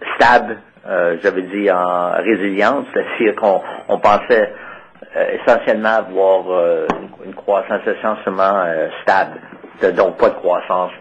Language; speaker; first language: French; native; French